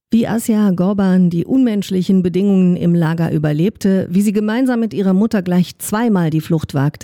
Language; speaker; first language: German; native; German